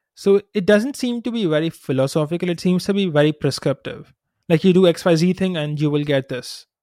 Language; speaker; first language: English; non-native, local second language; Hindi